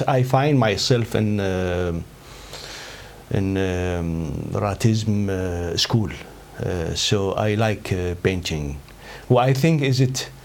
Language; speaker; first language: English; non-native, learner; Arabic